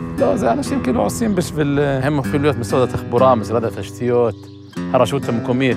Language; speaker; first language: Hebrew; non-native, local second language; Arabic